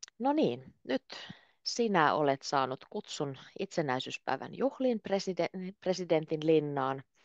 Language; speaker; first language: Finnish; native; Finnish